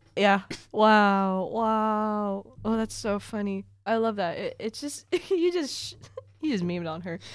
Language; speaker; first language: English; early bilingual, other home language; Filipino